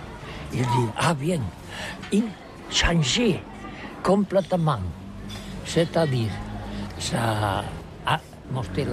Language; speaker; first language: French; non-native, learner; Catalan